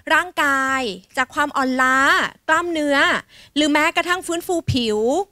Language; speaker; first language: Thai; native; Thai